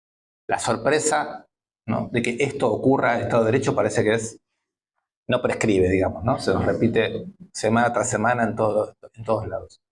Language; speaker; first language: Spanish; native; Spanish